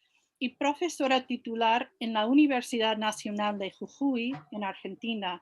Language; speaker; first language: Spanish; non-native, fluent; English